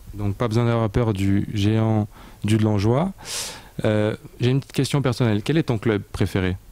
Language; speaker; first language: French; native; French